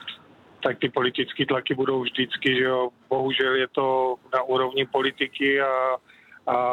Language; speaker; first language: Czech; native; Czech